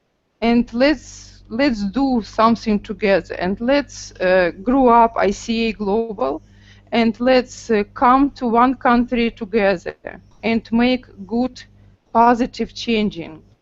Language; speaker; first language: English; non-native, learner; Russian